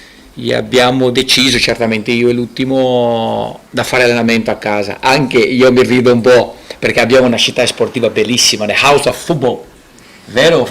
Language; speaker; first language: Italian; non-native, fluent; Portuguese